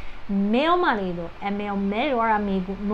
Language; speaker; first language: Portuguese; non-native, fluent; English